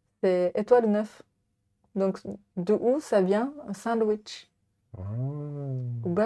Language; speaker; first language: French; non-native, learner; Japanese